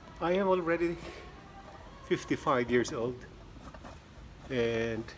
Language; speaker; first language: English; non-native, local second language; Filipino